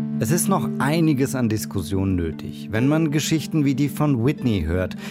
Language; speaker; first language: German; native; German